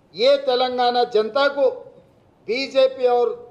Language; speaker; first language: Hindi; non-native, local second language; Telugu